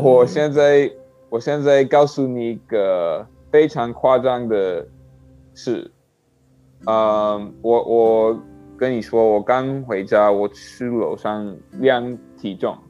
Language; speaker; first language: Chinese; non-native, learner; English